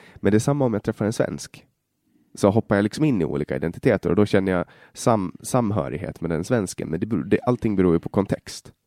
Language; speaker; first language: Swedish; native; Swedish